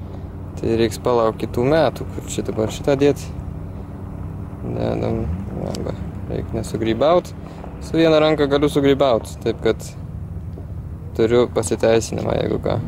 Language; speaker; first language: Lithuanian; native; Lithuanian